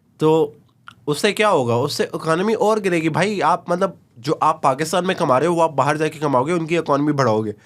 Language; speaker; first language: Urdu; native; Urdu